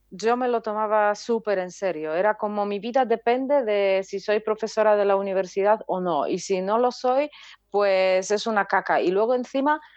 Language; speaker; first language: Spanish; non-native, fluent; Polish